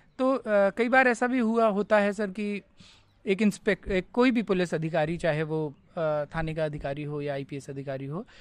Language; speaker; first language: Hindi; native; Hindi